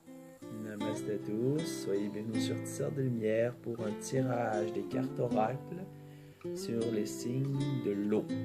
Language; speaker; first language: French; native; French